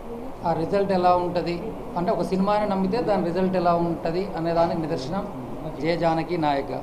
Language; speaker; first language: Telugu; native; Telugu